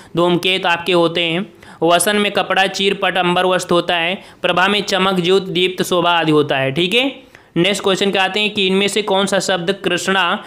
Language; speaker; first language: Hindi; native; Hindi